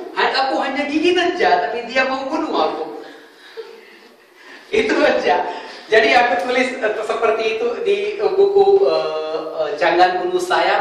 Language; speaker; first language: Indonesian; non-native, fluent; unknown